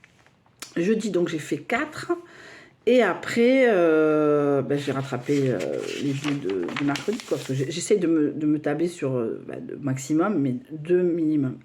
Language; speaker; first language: French; native; French